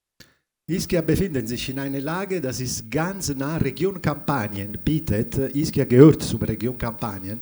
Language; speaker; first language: German; non-native, fluent; Italian